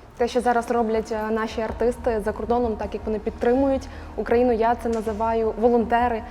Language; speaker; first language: Ukrainian; native; Ukrainian